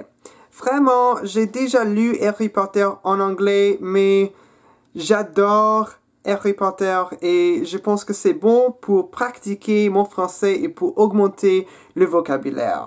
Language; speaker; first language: French; non-native, local second language; English